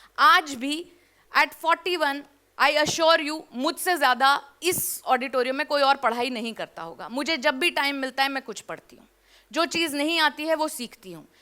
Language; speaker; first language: Hindi; native; Hindi